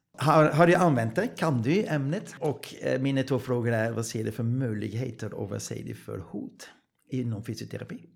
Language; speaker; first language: Swedish; non-native, fluent; Dutch